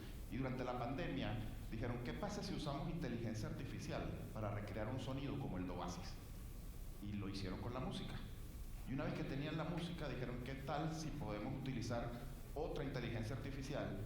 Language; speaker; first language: Spanish; native; Spanish